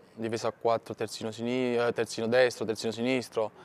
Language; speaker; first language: Italian; native; Italian